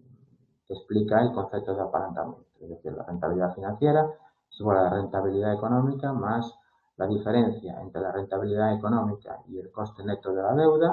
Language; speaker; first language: Spanish; native; Spanish